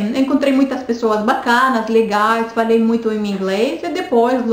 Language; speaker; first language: Portuguese; non-native, fluent; Romanian